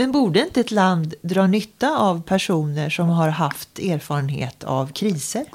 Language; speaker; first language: Swedish; native; Swedish